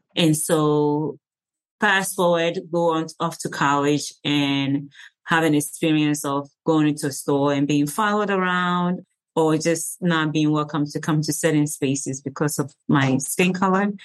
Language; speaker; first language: English; early bilingual, other home language; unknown